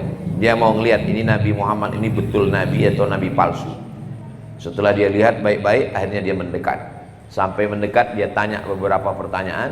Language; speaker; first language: Malay; native; Malay